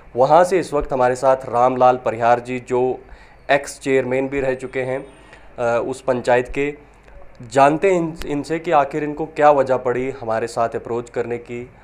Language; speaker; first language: Hindi; non-native, local second language; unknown